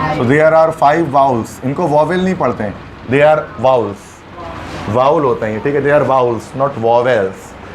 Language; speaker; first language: Urdu; native; Urdu